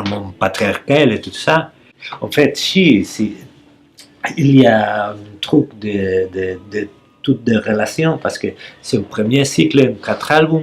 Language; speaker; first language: French; non-native, learner; Spanish